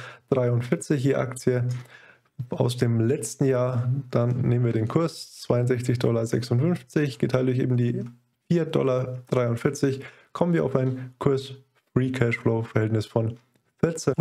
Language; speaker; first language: German; native; German